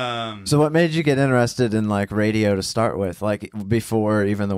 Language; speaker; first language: English; native; English